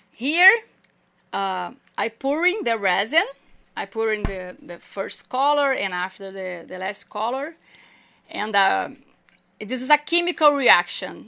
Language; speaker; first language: English; non-native, learner; Portuguese